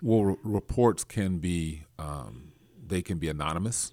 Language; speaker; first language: English; native; English